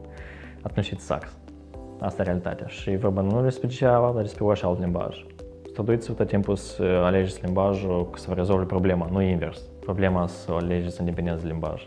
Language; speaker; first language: Romanian; native; Romanian